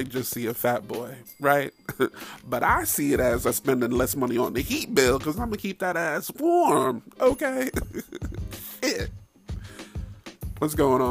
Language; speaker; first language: English; native; English